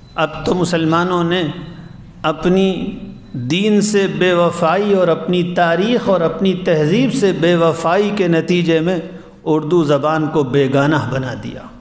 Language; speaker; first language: Urdu; native; Urdu